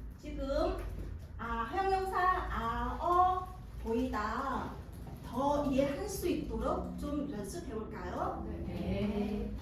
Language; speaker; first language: Korean; non-native, fluent; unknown